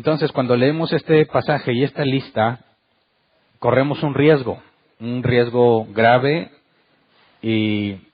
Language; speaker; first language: Spanish; native; Spanish